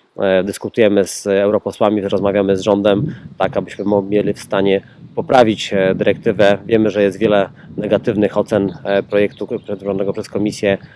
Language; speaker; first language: Polish; native; Polish